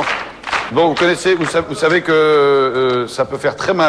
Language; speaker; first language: French; native; French